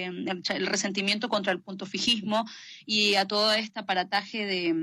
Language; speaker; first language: Spanish; native; Spanish